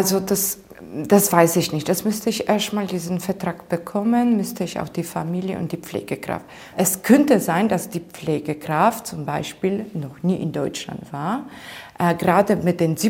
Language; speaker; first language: German; non-native, fluent; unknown